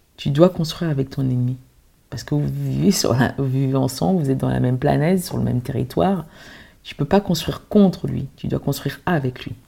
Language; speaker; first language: French; early bilingual, other home language; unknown